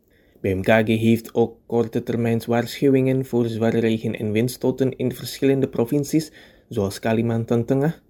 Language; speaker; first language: Dutch; non-native, fluent; Indonesian